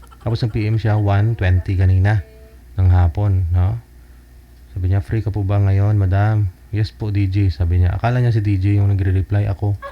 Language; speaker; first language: Filipino; native; Filipino